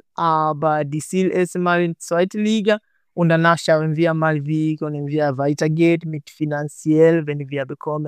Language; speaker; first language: German; non-native, learner; Swahili